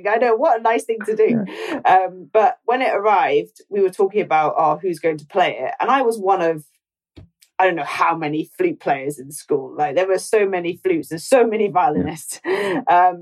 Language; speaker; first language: English; native; English